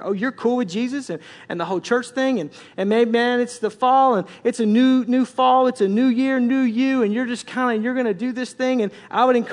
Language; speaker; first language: English; native; English